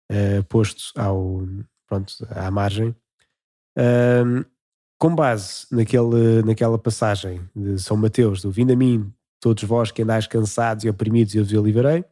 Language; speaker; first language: Portuguese; native; Portuguese